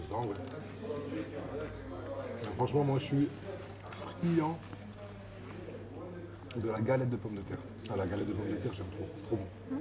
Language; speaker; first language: French; native; French